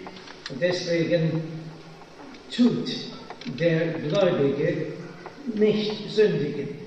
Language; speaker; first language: German; non-native, fluent; Polish